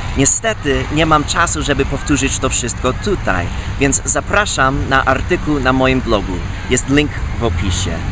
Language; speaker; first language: Polish; non-native, fluent; English